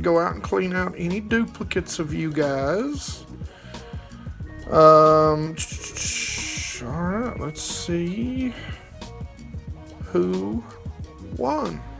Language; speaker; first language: English; native; English